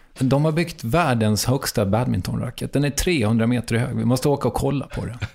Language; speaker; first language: Swedish; native; Swedish